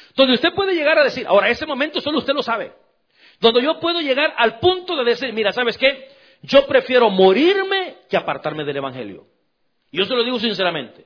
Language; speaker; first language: Spanish; native; Spanish